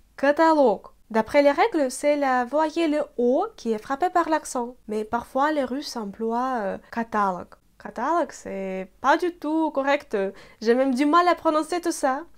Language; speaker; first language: French; non-native, fluent; Russian